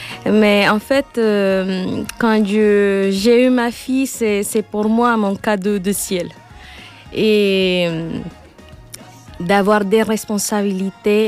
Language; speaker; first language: French; non-native, learner; Spanish